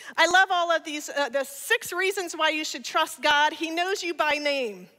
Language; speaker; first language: English; native; English